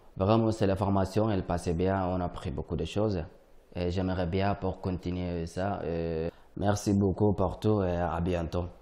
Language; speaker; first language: French; non-native, learner; Arabic